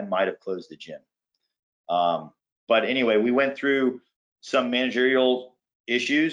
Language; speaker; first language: English; native; English